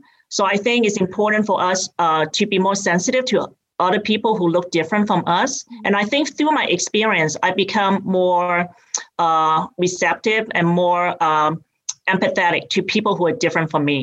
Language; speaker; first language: English; native; English